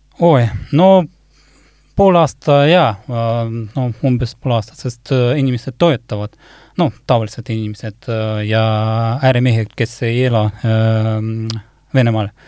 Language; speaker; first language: Estonian; non-native, local second language; Russian